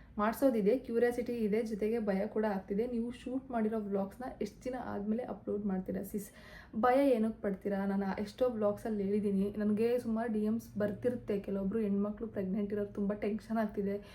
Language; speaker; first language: Kannada; native; Kannada